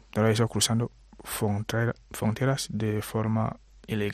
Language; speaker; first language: Spanish; non-native, fluent; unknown